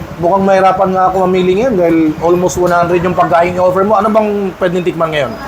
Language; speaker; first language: Filipino; native; Filipino